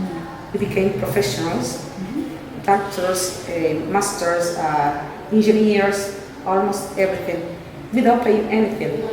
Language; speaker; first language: English; non-native, fluent; Spanish